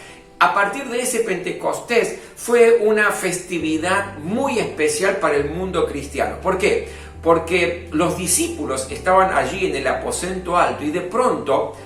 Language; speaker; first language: Spanish; native; Spanish